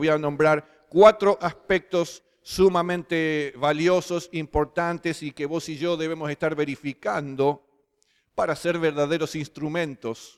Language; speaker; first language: Spanish; native; Spanish